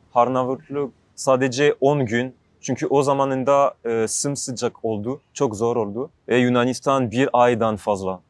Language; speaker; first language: Turkish; non-native, learner; French